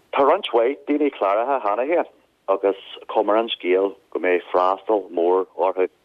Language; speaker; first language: Irish; non-native, local second language; English